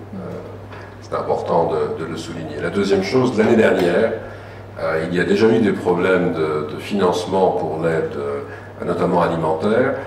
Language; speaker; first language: French; native; French